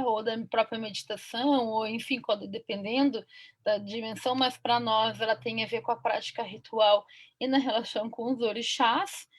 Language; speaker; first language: Portuguese; native; Portuguese